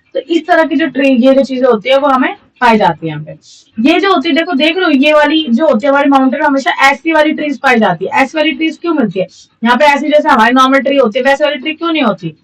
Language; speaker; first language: Hindi; native; Hindi